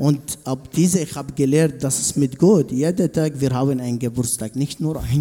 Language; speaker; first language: German; non-native, learner; Arabic